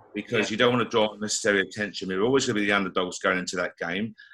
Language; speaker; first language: English; native; English